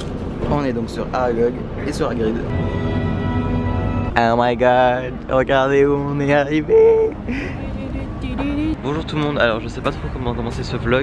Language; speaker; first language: French; native; French